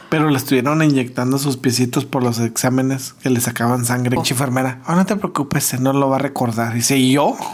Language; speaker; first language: Spanish; early bilingual, heritage; Spanish